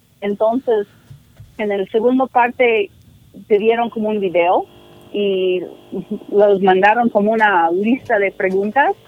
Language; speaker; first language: Spanish; non-native, fluent; English